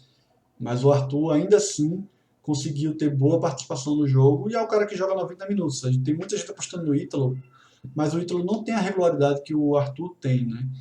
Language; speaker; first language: Portuguese; native; Portuguese